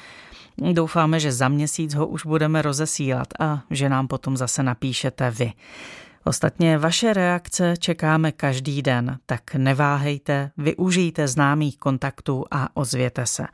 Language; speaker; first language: Czech; native; Czech